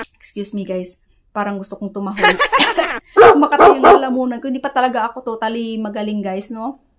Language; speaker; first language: Filipino; non-native, local second language; Hiligaynon